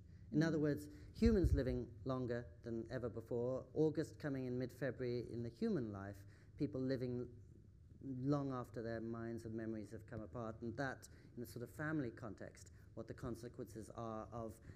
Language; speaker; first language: English; native; English